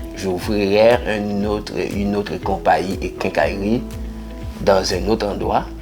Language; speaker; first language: French; non-native, local second language; Haitian Creole